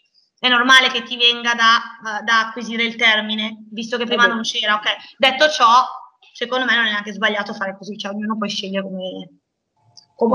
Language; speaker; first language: Italian; native; Italian